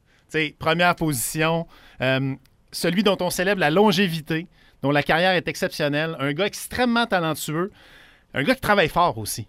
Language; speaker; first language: French; native; French